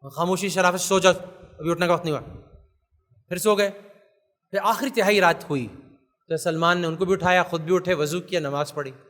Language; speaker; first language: Urdu; native; Urdu